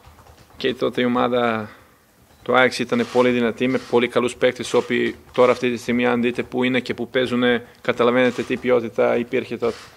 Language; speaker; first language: Greek; non-native, fluent; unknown